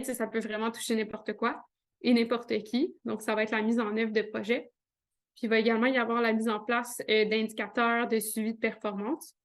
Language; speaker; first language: French; native; French